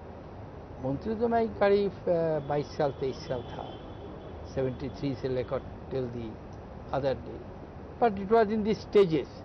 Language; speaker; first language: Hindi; non-native, local second language; Bangla